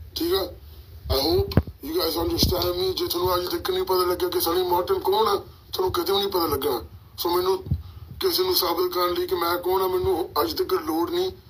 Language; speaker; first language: Punjabi; early bilingual, heritage; Punjabi